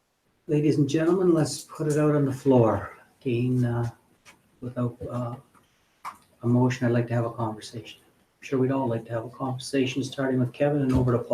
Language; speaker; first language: English; native; English